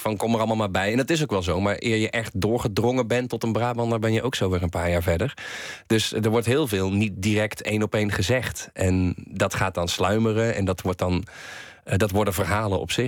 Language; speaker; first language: Dutch; native; Dutch